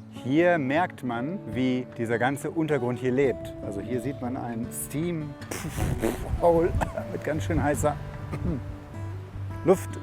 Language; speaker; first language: German; native; German